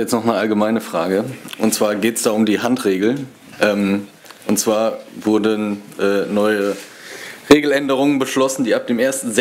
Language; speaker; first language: German; native; German